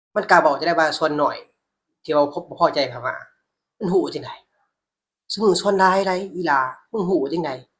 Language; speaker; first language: Thai; native; Thai